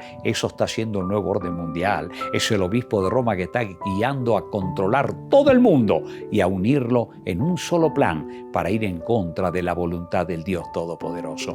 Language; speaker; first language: Spanish; native; Spanish